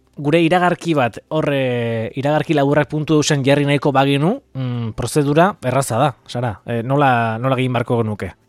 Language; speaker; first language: Basque; native; Basque